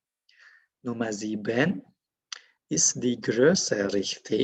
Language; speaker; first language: German; non-native, fluent; Indonesian